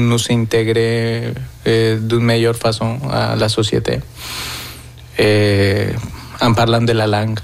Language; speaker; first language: French; non-native, fluent; Spanish